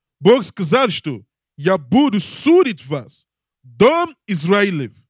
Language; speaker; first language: Russian; non-native, learner; English